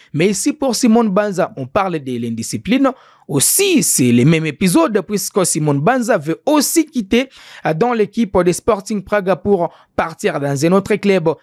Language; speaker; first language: French; non-native, local second language; Swahili